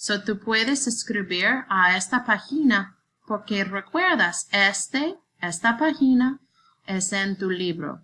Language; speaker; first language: Spanish; non-native, learner; English